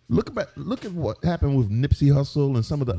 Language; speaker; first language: English; native; English